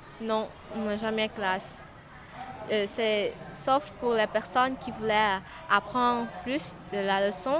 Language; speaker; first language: French; non-native, learner; Lao